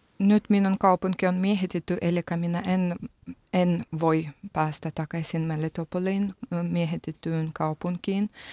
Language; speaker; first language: Finnish; non-native, learner; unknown